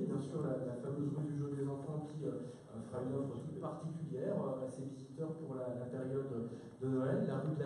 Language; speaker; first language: French; native; French